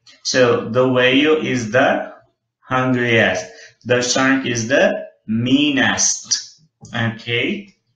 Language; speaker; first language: English; non-native, fluent; Portuguese